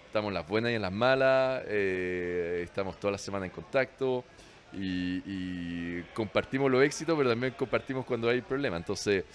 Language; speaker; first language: Spanish; non-native, fluent; French